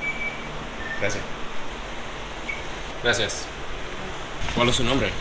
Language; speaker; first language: Spanish; non-native, learner; English